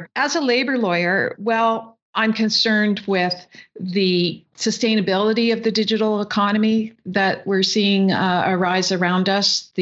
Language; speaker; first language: English; native; English